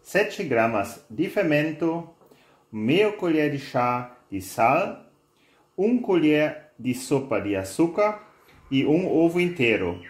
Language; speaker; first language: Portuguese; non-native, fluent; German